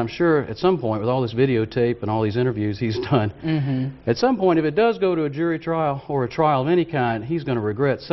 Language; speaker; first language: English; native; English